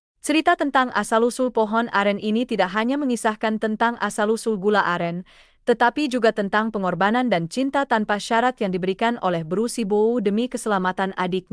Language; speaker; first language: Indonesian; native; Indonesian